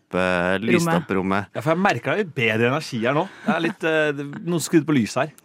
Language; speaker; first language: Norwegian; native; Norwegian